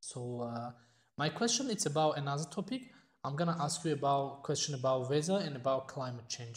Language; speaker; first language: English; non-native, fluent; Tajik